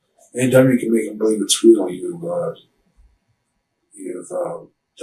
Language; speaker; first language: English; native; English